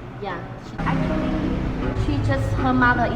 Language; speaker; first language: English; non-native, fluent; Vietnamese